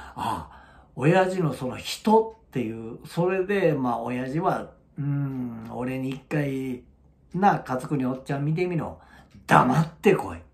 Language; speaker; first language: Japanese; native; Japanese